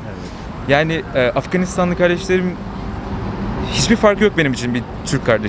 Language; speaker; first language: Turkish; native; Turkish